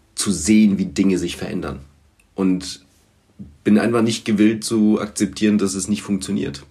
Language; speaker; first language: German; early bilingual, other home language; Bulgarian